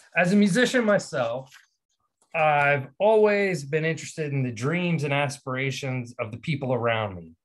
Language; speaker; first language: English; native; English